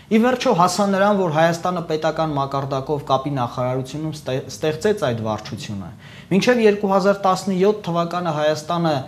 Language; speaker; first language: Armenian; native; Armenian